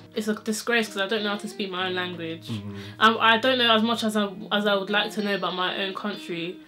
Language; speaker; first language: English; native; English